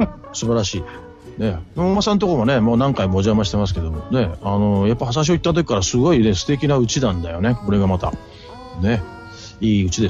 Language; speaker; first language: Japanese; native; Japanese